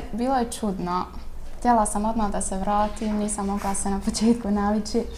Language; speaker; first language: Croatian; early bilingual, other home language; Bosnian